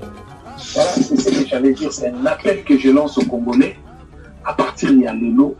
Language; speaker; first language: French; non-native, fluent; Lingala